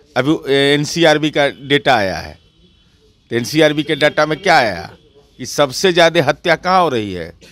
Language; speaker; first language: Hindi; native; Hindi